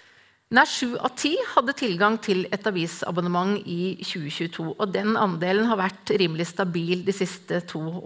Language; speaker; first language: Norwegian; native; Norwegian